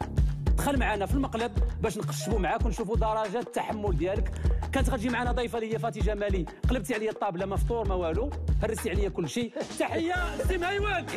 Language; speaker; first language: Arabic; native; Arabic